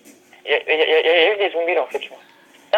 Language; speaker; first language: French; native; French